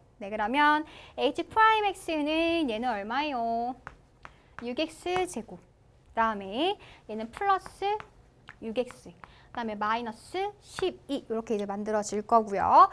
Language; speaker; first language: Korean; native; Korean